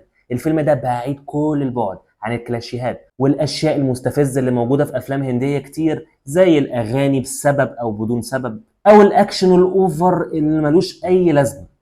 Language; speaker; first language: Arabic; native; Arabic